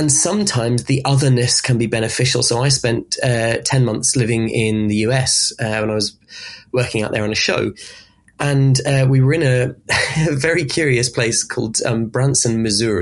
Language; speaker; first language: English; native; English